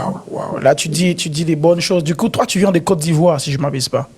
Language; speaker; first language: French; non-native, local second language; Haitian Creole